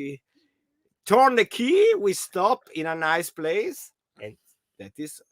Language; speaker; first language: English; non-native, learner; German